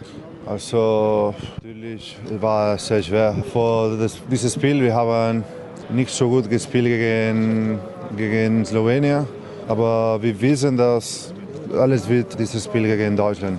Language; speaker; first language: German; non-native, learner; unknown